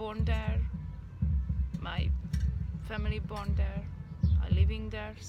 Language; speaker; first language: English; non-native, learner; Hungarian